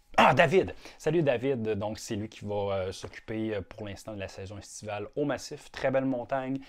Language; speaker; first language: French; native; French